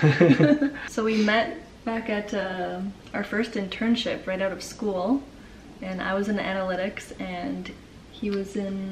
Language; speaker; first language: English; native; English